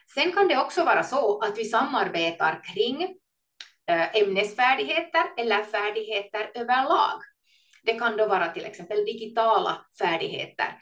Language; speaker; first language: Swedish; native; Swedish